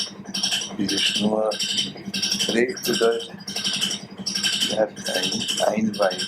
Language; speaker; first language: German; non-native, learner; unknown